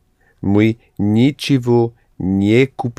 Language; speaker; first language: Russian; non-native, learner; English